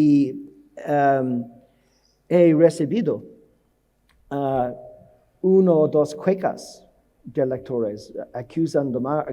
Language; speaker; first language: Spanish; non-native, learner; English